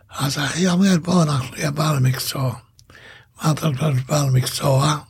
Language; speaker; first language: Hebrew; non-native, fluent; Hungarian